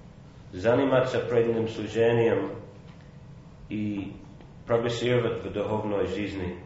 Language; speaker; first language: Russian; non-native, fluent; English